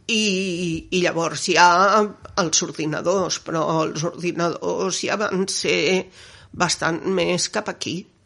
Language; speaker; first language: Catalan; native; Catalan